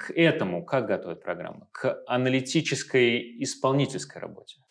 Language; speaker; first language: Russian; native; Russian